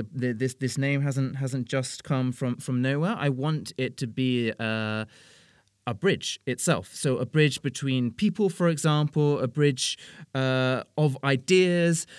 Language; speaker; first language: English; native; English